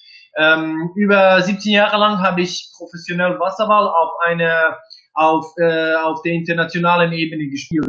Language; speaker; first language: English; non-native, fluent; Serbian